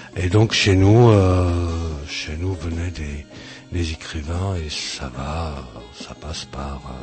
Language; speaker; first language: French; early bilingual, other home language; Czech